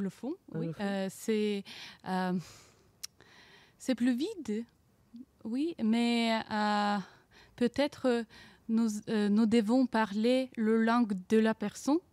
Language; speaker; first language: French; non-native, learner; Ukrainian